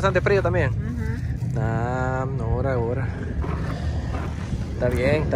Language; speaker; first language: Spanish; native; Spanish